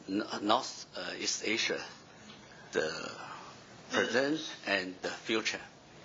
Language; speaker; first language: English; non-native, fluent; Chinese